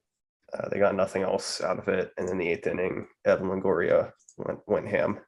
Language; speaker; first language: English; native; English